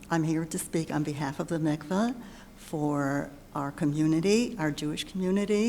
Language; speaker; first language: English; early bilingual, other home language; German